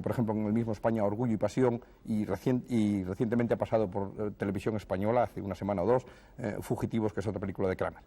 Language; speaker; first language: Spanish; native; Spanish